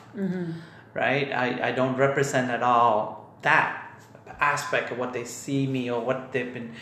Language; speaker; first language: English; non-native, local second language; Tamil